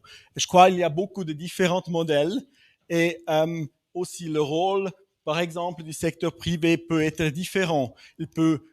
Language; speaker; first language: French; non-native, fluent; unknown